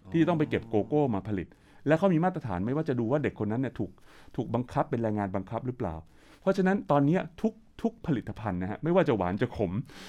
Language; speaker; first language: Thai; native; Thai